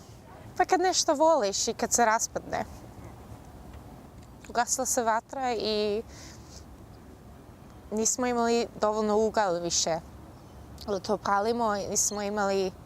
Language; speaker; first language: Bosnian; early bilingual, heritage; Bosnian